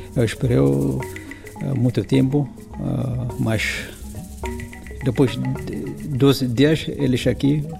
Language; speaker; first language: Portuguese; non-native, learner; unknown